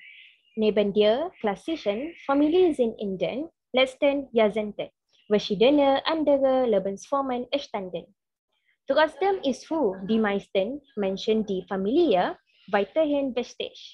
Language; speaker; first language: German; non-native, learner; Malay